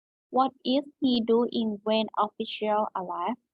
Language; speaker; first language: English; non-native, learner; Thai